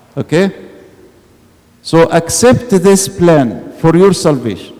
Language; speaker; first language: English; non-native, fluent; Arabic